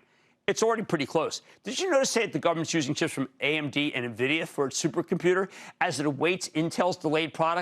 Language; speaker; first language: English; native; English